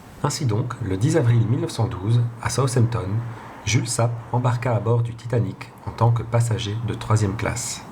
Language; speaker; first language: French; non-native, local second language; Dutch